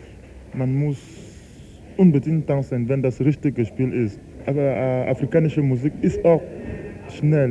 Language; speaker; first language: German; non-native, fluent; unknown